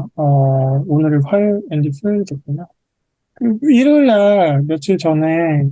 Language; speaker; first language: Korean; native; Korean